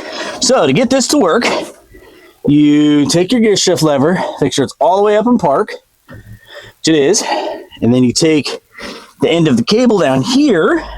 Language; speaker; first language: English; native; English